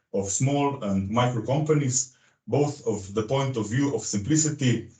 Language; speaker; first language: English; non-native, fluent; Slovenian